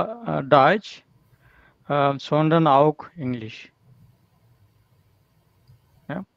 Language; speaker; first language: German; non-native, learner; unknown